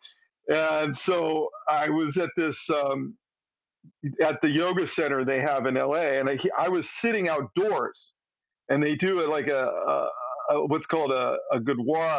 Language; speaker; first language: English; native; English